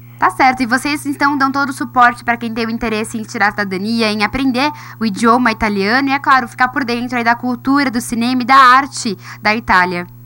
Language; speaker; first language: Portuguese; native; Portuguese